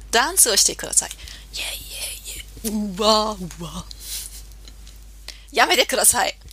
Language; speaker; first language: Japanese; non-native, fluent; German